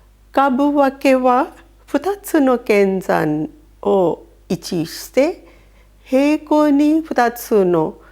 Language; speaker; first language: Japanese; non-native, fluent; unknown